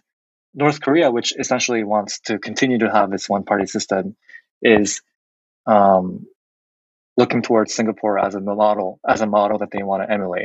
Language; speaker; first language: English; non-native, fluent; Korean